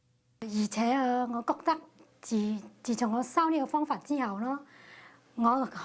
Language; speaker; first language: Cantonese; early bilingual, heritage; Cantonese